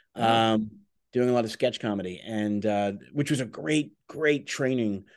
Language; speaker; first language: English; native; English